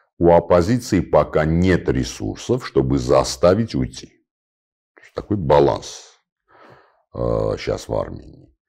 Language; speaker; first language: Russian; non-native, local second language; Armenian